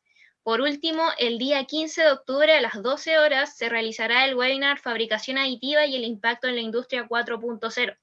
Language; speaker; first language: Spanish; native; Spanish